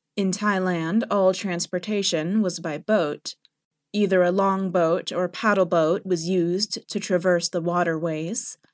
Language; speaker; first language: English; non-native, fluent; Thai